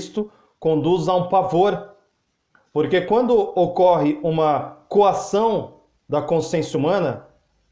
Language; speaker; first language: Portuguese; native; Portuguese